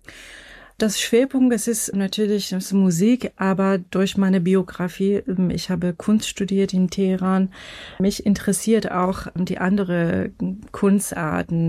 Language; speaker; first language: German; non-native, fluent; Persian